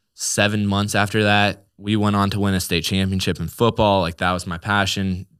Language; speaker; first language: English; native; English